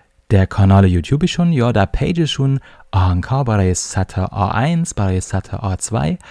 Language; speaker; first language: Persian; non-native, fluent; German